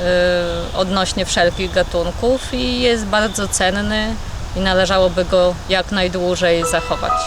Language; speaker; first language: Polish; native; Polish